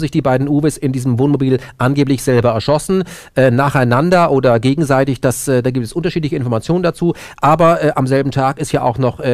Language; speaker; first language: German; native; German